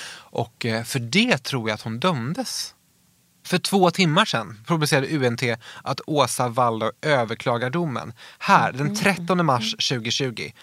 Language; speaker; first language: Swedish; native; Swedish